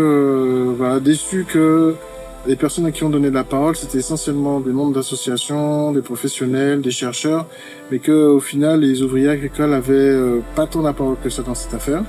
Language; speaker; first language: French; native; French